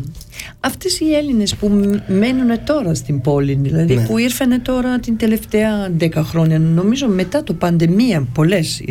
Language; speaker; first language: Greek; early bilingual, heritage; Greek